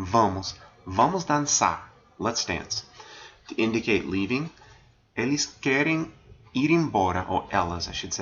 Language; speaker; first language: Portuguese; non-native, fluent; English